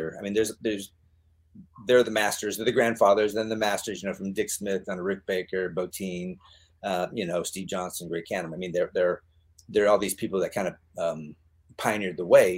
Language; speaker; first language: English; native; English